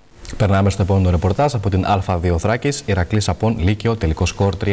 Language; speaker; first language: Greek; native; Greek